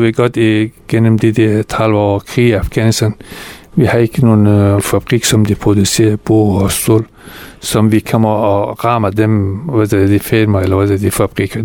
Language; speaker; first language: Danish; non-native, fluent; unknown